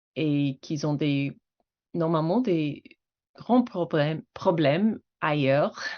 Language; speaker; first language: French; non-native, fluent; English